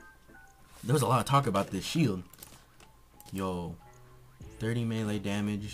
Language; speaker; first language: English; native; English